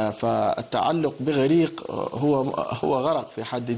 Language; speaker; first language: Arabic; native; Arabic